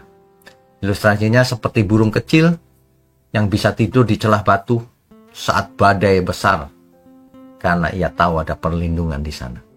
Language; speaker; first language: Indonesian; native; Indonesian